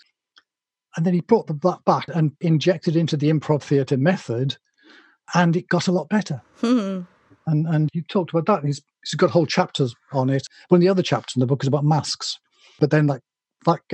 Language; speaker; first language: English; native; English